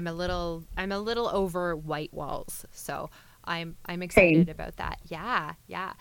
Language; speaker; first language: English; native; English